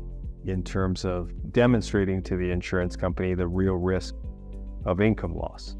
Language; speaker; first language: English; native; English